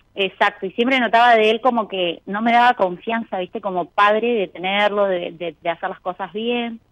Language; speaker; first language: Spanish; native; Spanish